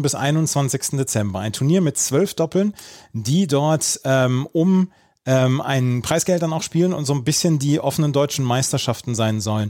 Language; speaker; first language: German; native; German